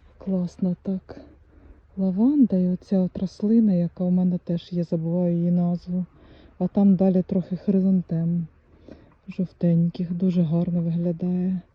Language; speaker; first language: Ukrainian; non-native, local second language; Russian